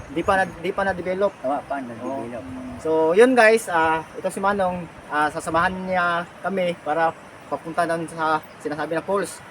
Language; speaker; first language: Filipino; non-native, local second language; Cebuano